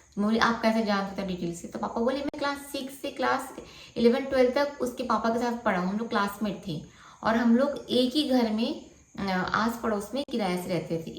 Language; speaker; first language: Hindi; non-native, local second language; Bangla